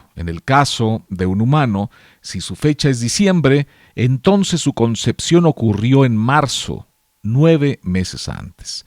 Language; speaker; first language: Spanish; native; Spanish